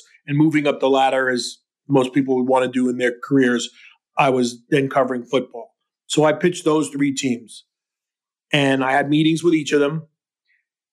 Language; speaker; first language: English; native; English